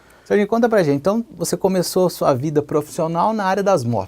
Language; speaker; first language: Portuguese; native; Portuguese